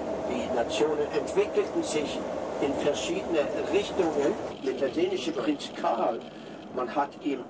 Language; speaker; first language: German; non-native, fluent; Norwegian